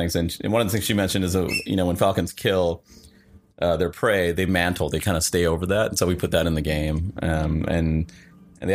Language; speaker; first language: English; non-native, local second language; Sinhala